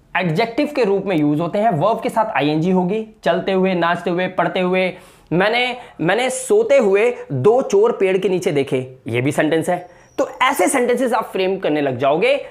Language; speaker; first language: Hindi; native; Hindi